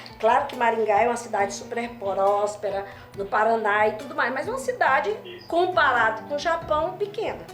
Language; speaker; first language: Portuguese; native; Portuguese